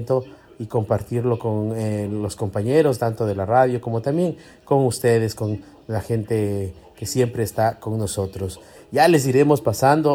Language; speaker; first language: Spanish; native; Spanish